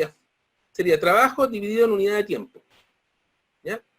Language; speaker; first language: Spanish; native; Spanish